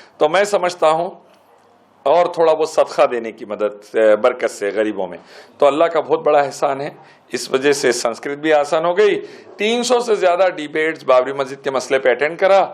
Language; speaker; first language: Urdu; native; Urdu